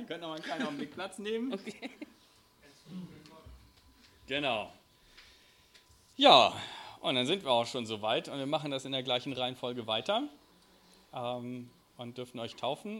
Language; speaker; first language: German; native; German